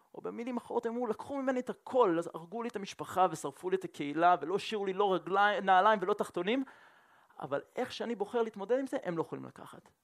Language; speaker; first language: Hebrew; non-native, fluent; French